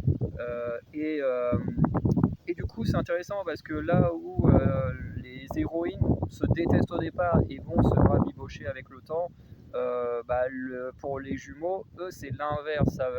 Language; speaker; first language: French; native; French